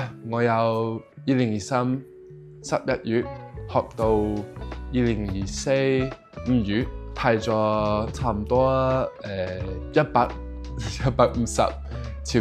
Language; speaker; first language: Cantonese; non-native, learner; English